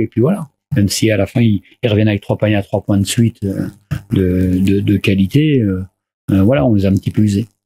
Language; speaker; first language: French; native; French